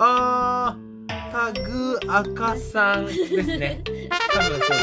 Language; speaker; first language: Japanese; native; Japanese